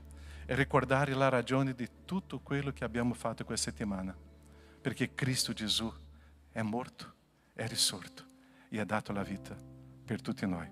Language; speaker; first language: Italian; non-native, fluent; Portuguese